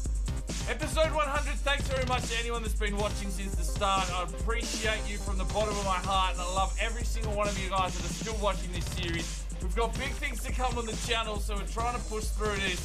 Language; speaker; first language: English; native; English